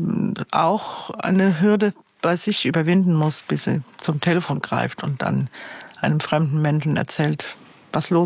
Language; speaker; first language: German; native; German